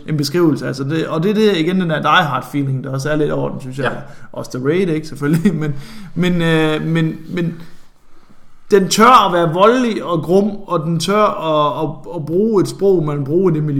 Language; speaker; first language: Danish; native; Danish